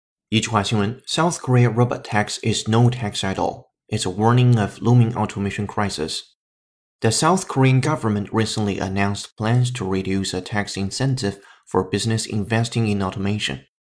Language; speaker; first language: English; non-native, fluent; Chinese